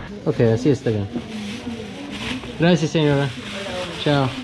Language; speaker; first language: Spanish; non-native, learner; English